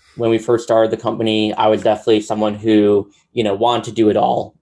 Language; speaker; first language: English; native; English